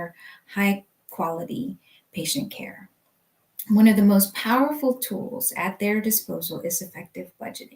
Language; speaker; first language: English; native; English